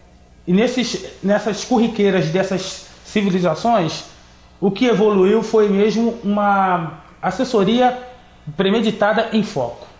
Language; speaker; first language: Portuguese; native; Portuguese